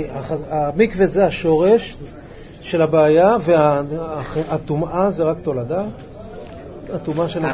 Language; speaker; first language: Hebrew; native; Hebrew